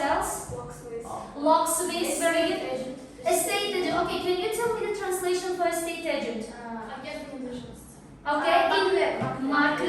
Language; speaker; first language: English; non-native, fluent; Uzbek